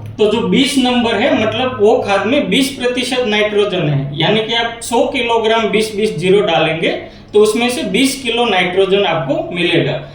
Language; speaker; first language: Hindi; non-native, local second language; Marathi